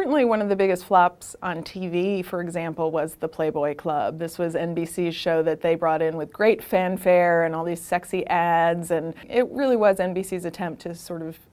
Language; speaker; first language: English; native; English